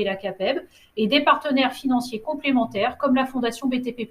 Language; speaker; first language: French; native; French